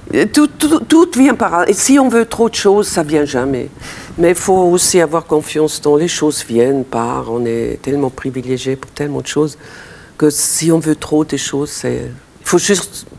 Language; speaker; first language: French; non-native, fluent; German